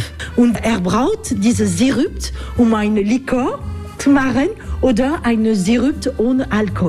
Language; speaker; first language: German; non-native, learner; French